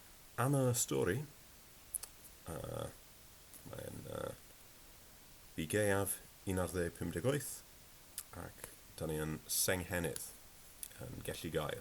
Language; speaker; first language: Welsh; non-native, learner; English